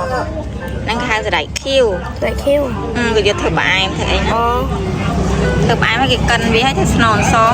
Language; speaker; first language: Khmer; native; Khmer